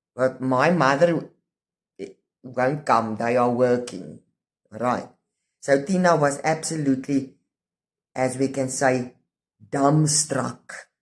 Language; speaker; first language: English; non-native, local second language; Afrikaans